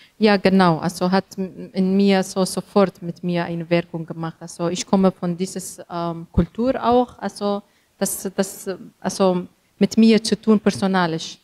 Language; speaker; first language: German; non-native, learner; Kurdish